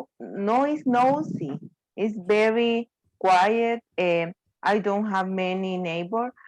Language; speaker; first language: English; non-native, learner; Spanish